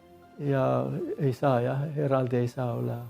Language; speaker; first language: Estonian; non-native, learner; Armenian